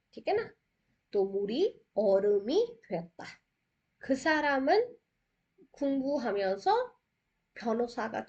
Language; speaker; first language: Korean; non-native, fluent; Hindi